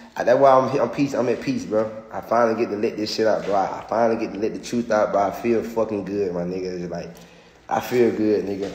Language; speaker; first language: English; native; English